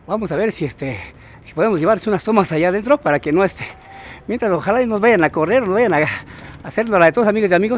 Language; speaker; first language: Spanish; native; Spanish